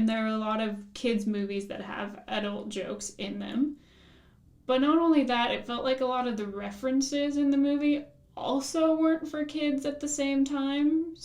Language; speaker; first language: English; native; English